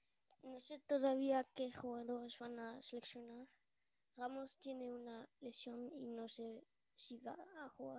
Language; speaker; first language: Spanish; early bilingual, heritage; Spanish